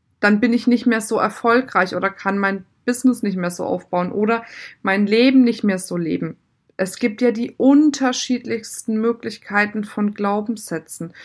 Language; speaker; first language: German; native; German